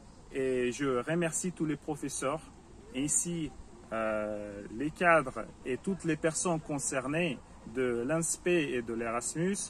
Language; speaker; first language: French; non-native, fluent; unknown